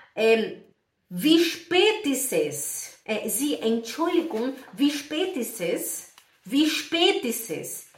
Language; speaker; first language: German; non-native, fluent; Portuguese